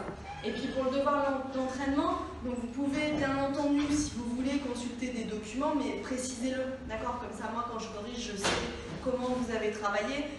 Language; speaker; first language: French; native; French